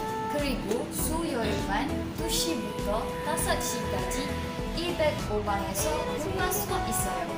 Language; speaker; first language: Korean; non-native, learner; Malay